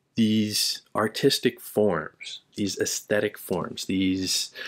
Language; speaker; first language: English; native; English